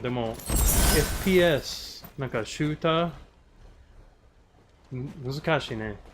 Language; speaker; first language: Japanese; non-native, learner; English